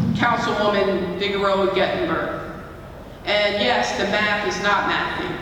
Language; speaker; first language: English; native; English